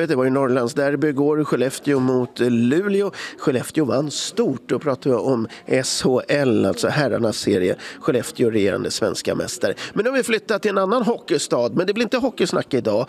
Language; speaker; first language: Swedish; native; Swedish